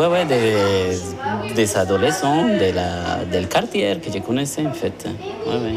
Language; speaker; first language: French; non-native, learner; Spanish